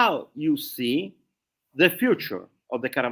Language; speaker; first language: English; non-native, learner; Italian